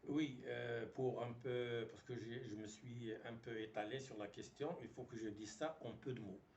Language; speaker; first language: French; non-native, local second language; Arabic